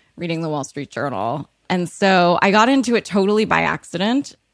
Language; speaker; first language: English; early bilingual, other home language; Hebrew